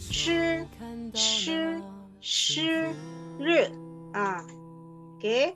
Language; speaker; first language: Chinese; non-native, local second language; Indonesian